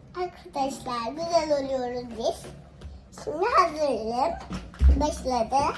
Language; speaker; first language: Turkish; early bilingual, heritage; Turkish